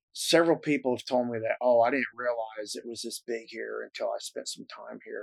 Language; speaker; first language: English; native; English